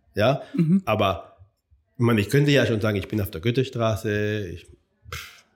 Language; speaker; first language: German; non-native, fluent; Spanish